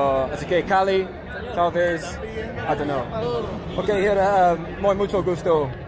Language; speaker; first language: Spanish; non-native, learner; English